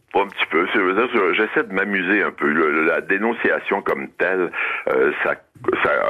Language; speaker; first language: French; native; French